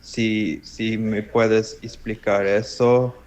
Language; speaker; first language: Spanish; non-native, learner; English